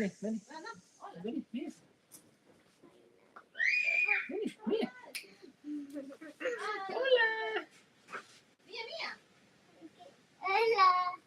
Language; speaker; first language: Spanish; non-native, learner; English